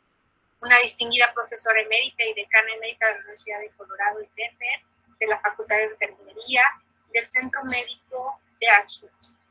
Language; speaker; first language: Spanish; native; Spanish